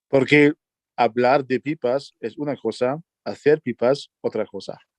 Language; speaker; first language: Spanish; non-native, fluent; German